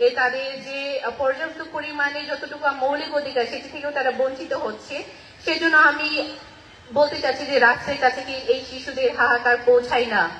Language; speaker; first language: Bangla; non-native, local second language; Garo